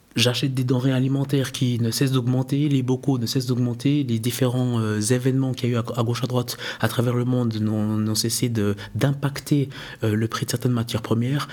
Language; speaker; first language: French; early bilingual, other home language; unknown